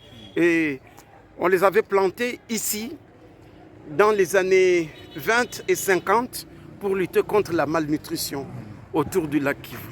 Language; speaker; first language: French; non-native, local second language; Swahili